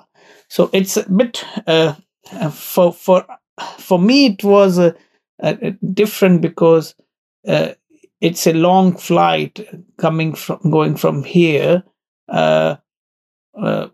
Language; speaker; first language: English; non-native, local second language; Punjabi